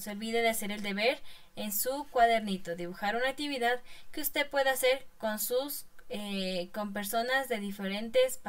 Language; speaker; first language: Spanish; non-native, fluent; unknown